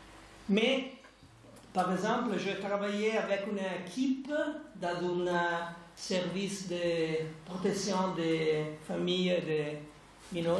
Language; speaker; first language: French; non-native, fluent; Italian